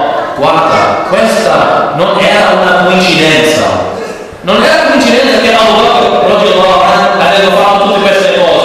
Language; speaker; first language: Italian; non-native, learner; English